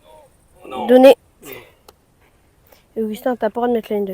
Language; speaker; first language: French; native; French